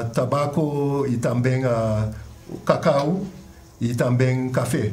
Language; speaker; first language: Portuguese; non-native, fluent; English